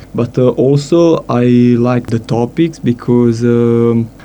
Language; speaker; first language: English; non-native, fluent; Italian